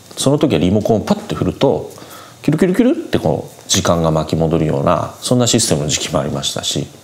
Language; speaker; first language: Japanese; native; Japanese